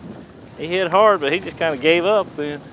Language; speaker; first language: English; native; English